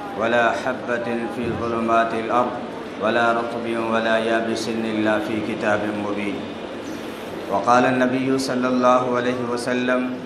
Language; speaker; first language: Urdu; non-native, local second language; Gujarati